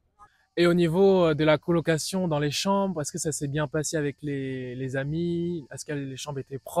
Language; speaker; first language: French; native; French